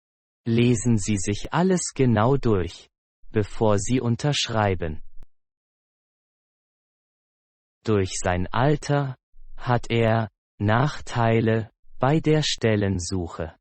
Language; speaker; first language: German; non-native, fluent; Persian